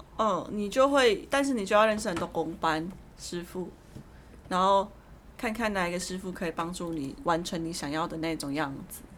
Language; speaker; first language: Chinese; early bilingual, heritage; Chinese